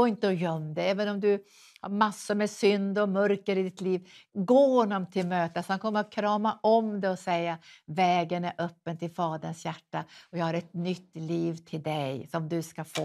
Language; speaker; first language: Swedish; native; Swedish